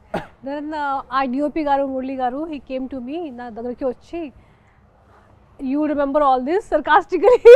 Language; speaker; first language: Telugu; non-native, fluent; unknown